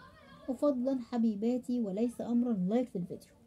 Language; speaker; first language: Arabic; native; Arabic